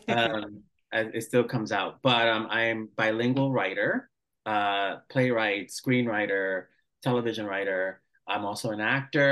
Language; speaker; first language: English; early bilingual, other home language; Spanish